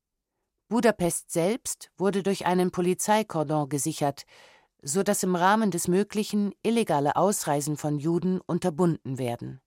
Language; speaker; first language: German; native; German